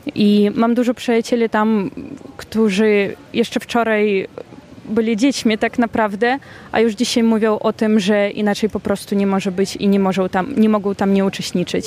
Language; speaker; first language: Polish; non-native, fluent; Russian